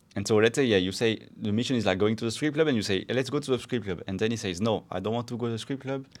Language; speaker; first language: English; non-native, fluent; French